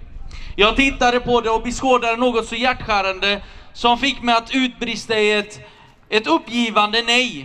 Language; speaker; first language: Swedish; early bilingual, other home language; Assyrian Neo-Aramaic